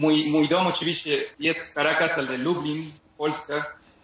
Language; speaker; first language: Polish; non-native, learner; Spanish